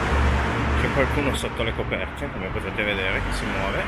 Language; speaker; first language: Italian; native; Italian